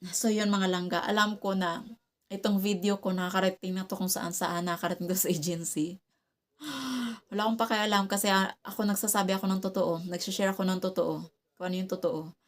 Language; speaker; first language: Filipino; non-native, local second language; Cebuano